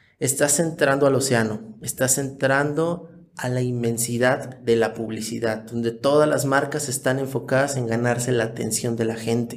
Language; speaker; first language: Spanish; native; Spanish